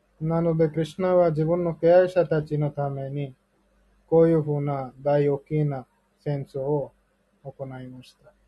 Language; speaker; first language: Japanese; non-native, learner; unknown